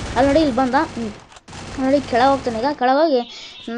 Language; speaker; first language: Kannada; native; Kannada